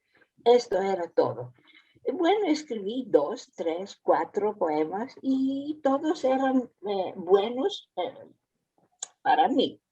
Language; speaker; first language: Spanish; early bilingual, heritage; Spanish